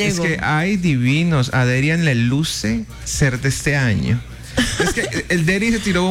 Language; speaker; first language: Spanish; native; Spanish